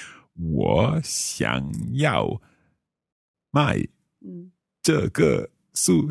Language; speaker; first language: Chinese; non-native, learner; English